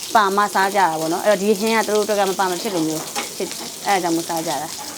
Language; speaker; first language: Burmese; non-native, local second language; Western Kayah